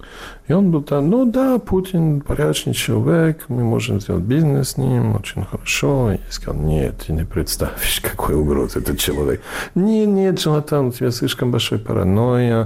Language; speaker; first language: Russian; non-native, learner; English